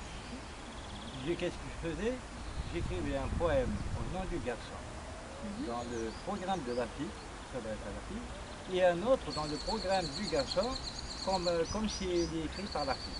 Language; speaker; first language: French; non-native, local second language; Kabyle